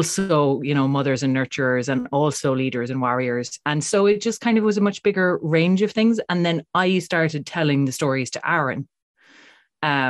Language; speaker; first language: English; native; English